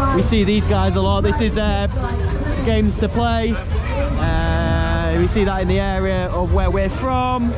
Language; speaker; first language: English; native; English